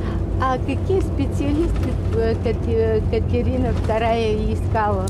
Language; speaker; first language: Russian; non-native, learner; Bulgarian